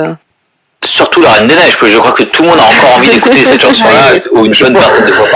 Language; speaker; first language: French; native; French